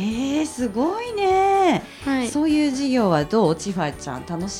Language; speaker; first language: Japanese; native; Japanese